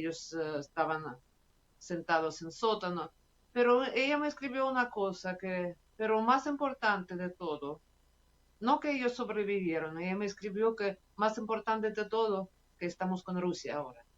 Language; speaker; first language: Spanish; non-native, fluent; Russian